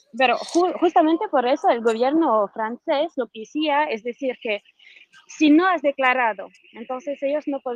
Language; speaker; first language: Spanish; non-native, fluent; French